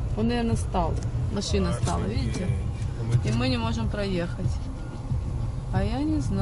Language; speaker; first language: Russian; native; Russian